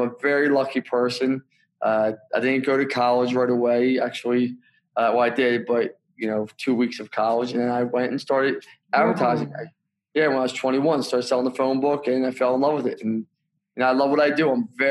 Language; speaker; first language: English; native; English